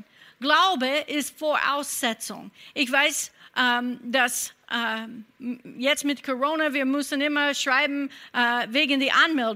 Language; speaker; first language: German; non-native, fluent; English